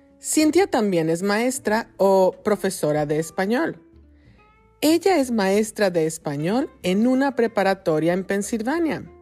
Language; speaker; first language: Spanish; non-native, fluent; English